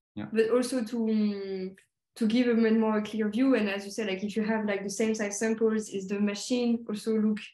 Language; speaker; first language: English; non-native, fluent; French